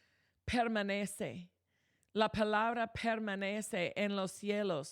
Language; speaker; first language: Spanish; non-native, fluent; English